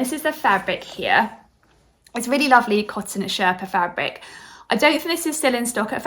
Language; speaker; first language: English; native; English